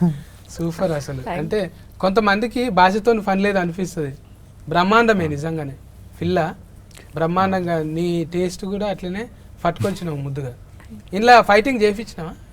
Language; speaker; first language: Telugu; native; Telugu